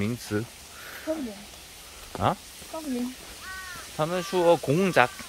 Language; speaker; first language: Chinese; non-native, learner; Russian